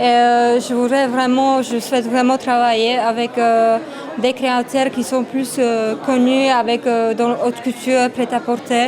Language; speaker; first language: French; non-native, fluent; Czech